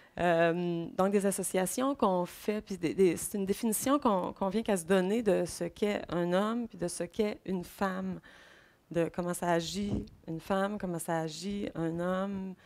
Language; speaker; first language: French; native; French